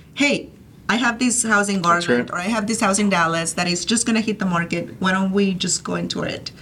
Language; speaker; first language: English; early bilingual, other home language; Spanish